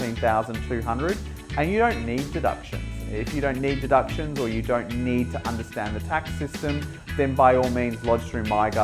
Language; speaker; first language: English; native; English